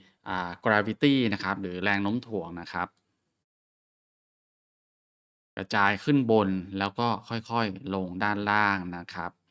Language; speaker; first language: Thai; native; Thai